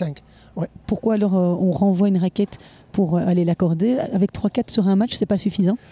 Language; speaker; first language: French; native; French